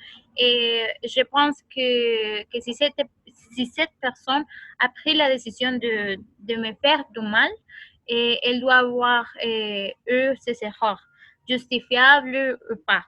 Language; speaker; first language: French; non-native, learner; Spanish